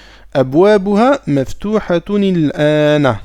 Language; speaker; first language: Arabic; non-native, fluent; French